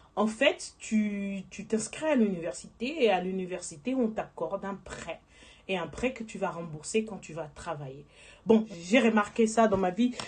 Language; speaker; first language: French; non-native, local second language; Lingala